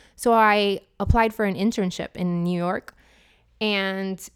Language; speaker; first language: English; non-native, fluent; Spanish